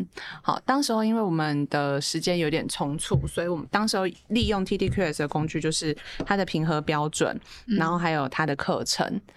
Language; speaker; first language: Chinese; native; Chinese